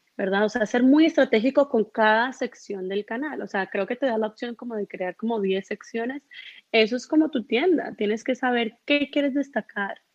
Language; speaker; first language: Spanish; early bilingual, heritage; Spanish